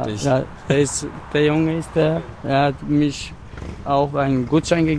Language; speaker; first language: German; non-native, learner; Albanian